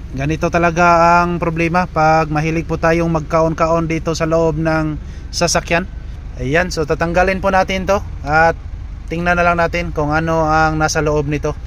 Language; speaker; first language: Filipino; non-native, local second language; Cebuano